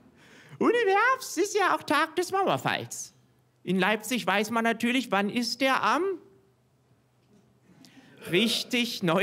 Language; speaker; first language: German; native; German